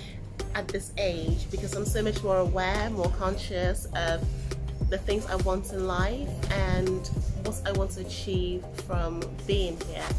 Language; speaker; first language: English; non-native, local second language; Akan